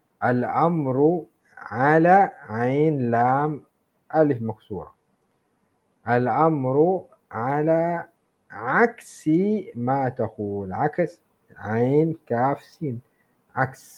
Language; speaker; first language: Arabic; non-native, fluent; Malay